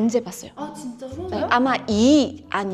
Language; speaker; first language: Korean; non-native, fluent; Chinese